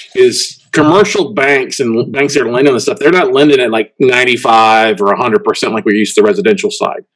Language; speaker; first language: English; native; English